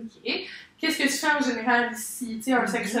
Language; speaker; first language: French; native; French